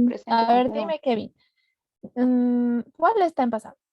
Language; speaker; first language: Spanish; native; Spanish